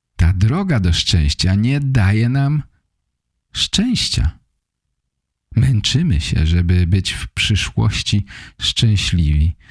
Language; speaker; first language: Polish; native; Polish